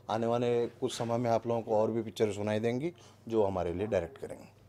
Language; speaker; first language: Hindi; native; Hindi